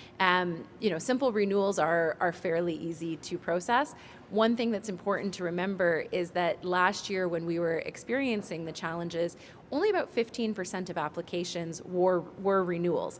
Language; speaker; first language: English; native; English